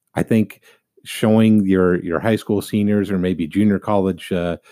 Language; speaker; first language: English; native; English